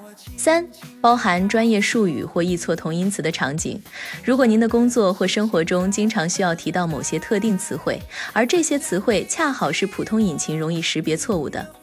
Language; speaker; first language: Chinese; native; Chinese